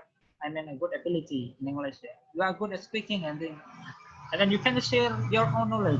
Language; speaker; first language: English; non-native, fluent; Indonesian